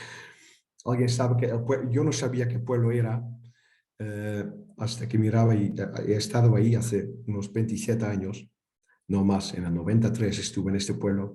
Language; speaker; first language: Spanish; non-native, fluent; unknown